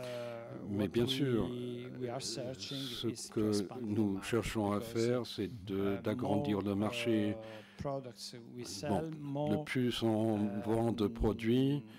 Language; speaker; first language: French; non-native, fluent; Italian